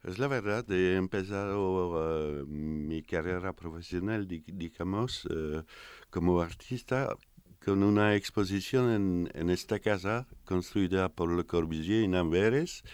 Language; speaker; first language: Spanish; non-native, fluent; French